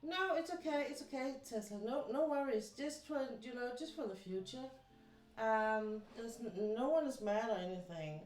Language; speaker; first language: English; non-native, fluent; Danish